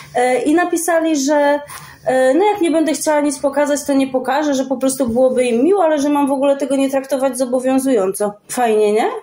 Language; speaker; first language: Polish; native; Polish